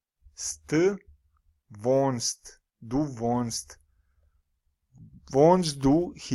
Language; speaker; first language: German; non-native, fluent; Serbian